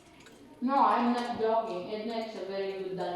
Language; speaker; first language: English; non-native, learner; Filipino